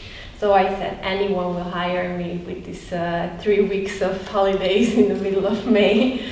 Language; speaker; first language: English; non-native, fluent; Hungarian